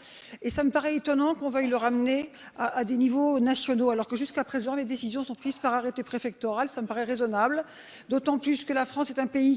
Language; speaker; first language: French; native; French